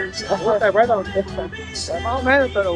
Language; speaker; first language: Spanish; native; Spanish